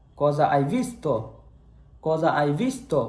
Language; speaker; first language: Italian; non-native, fluent; Bangla